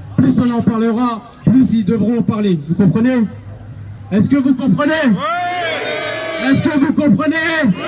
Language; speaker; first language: French; native; French